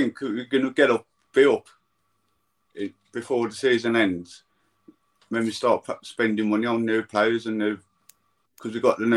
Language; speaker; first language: English; native; English